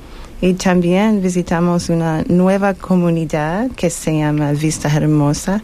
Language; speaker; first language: Spanish; non-native, learner; English